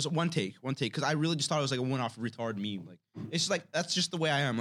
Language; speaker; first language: English; native; English